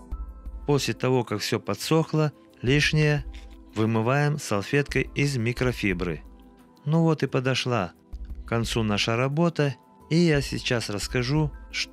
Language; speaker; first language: Russian; native; Russian